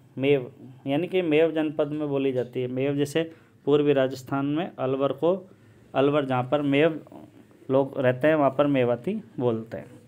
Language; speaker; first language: Hindi; native; Hindi